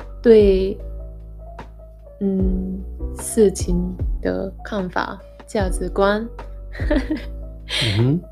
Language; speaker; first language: Chinese; non-native, learner; Japanese